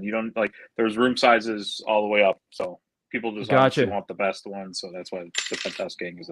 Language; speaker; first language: English; native; English